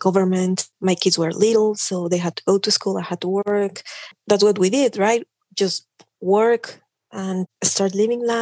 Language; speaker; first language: English; non-native, fluent; Spanish